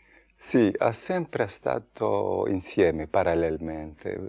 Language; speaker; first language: Italian; non-native, fluent; French